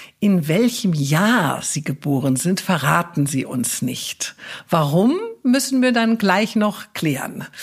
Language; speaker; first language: German; native; German